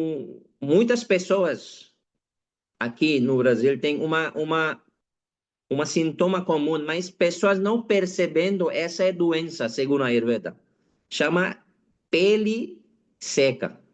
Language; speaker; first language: Portuguese; non-native, learner; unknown